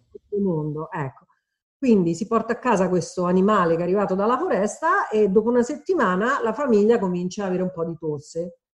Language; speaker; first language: Italian; native; Italian